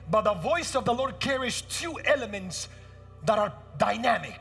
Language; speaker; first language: English; early bilingual, other home language; Spanish